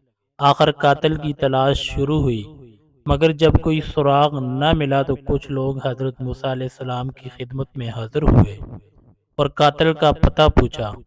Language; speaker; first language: Urdu; native; Urdu